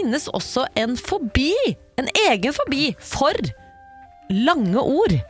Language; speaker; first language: Norwegian; native; Norwegian